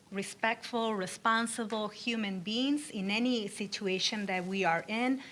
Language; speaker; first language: English; early bilingual, other home language; Spanish